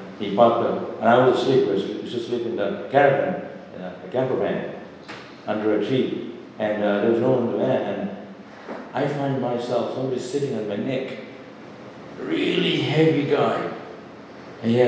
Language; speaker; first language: English; non-native, local second language; Bangla